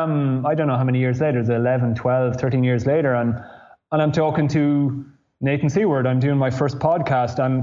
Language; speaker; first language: English; native; English